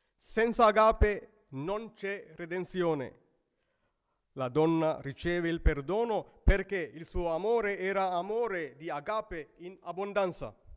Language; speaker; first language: Italian; non-native, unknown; Sinhala